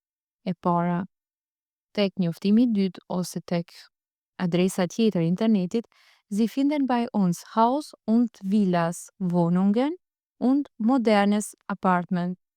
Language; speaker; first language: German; non-native, fluent; Albanian